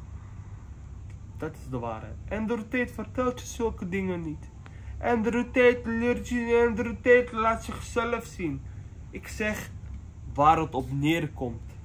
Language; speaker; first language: Dutch; early bilingual, other home language; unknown